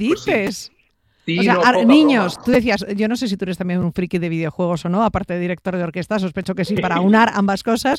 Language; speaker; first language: Spanish; native; Spanish